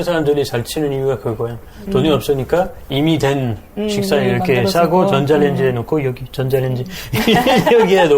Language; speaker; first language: Korean; non-native, fluent; French